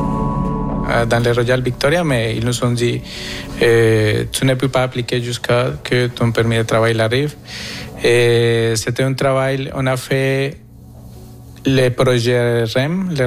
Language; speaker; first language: French; non-native, fluent; Spanish